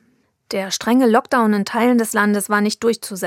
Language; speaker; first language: German; native; German